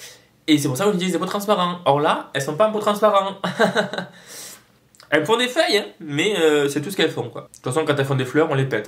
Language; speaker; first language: French; native; French